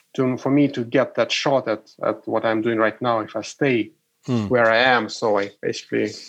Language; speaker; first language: English; non-native, fluent; Ukrainian